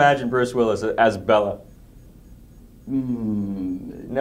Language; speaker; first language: English; native; English